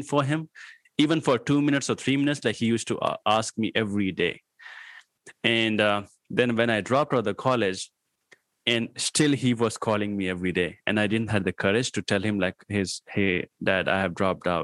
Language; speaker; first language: English; non-native, local second language; Hindi